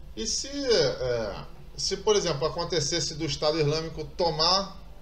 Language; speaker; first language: Portuguese; native; Portuguese